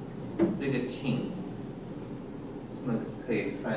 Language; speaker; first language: Chinese; non-native, learner; English